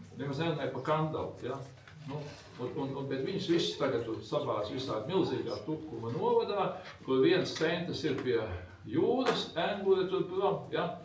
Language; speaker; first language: Latvian; native; Latvian